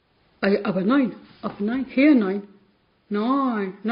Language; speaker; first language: German; non-native, learner; French